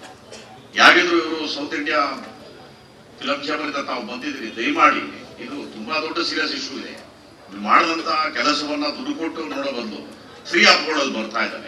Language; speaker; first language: Kannada; native; Kannada